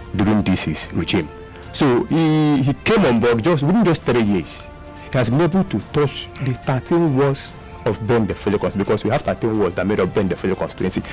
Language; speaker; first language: English; non-native, local second language; Igbo